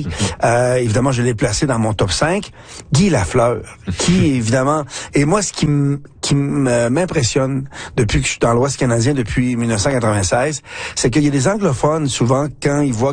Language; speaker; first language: French; native; French